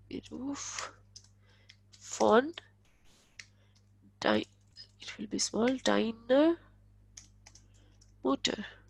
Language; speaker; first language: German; non-native, fluent; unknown